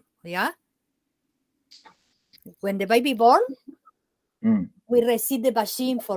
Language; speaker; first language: English; non-native, learner; Spanish